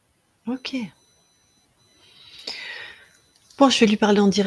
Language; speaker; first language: French; native; French